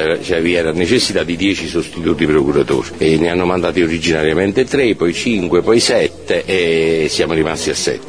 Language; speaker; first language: Italian; native; Italian